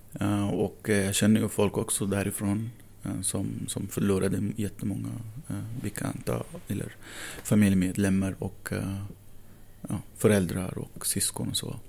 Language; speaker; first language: Swedish; non-native, fluent; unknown